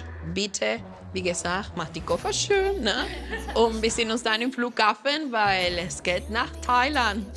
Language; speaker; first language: German; non-native, fluent; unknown